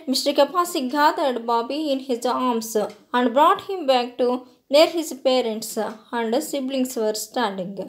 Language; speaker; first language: English; non-native, local second language; Telugu